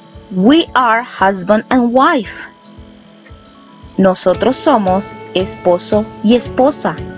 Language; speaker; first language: English; non-native, fluent; Spanish